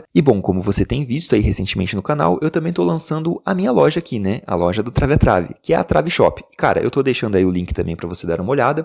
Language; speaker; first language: Portuguese; native; Portuguese